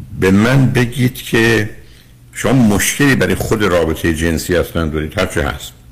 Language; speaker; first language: Persian; native; Persian